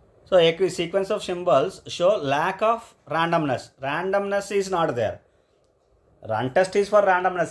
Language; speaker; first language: English; non-native, local second language; Telugu